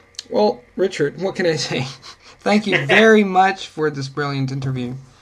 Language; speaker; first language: English; non-native, fluent; Italian